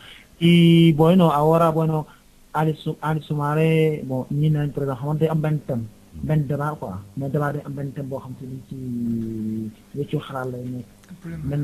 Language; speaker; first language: Spanish; non-native, learner; Wolof